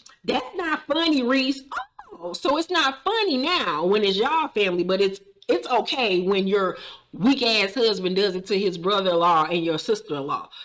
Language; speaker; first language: English; native; English